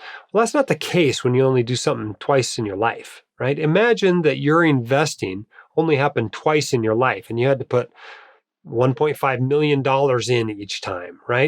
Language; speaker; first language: English; native; English